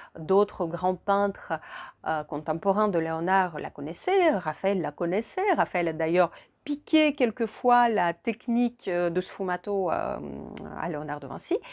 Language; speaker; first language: French; non-native, fluent; Russian